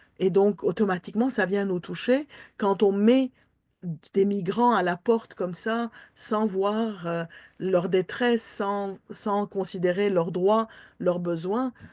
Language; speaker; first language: French; non-native, local second language; Armenian